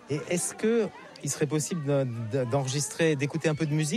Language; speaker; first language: French; native; French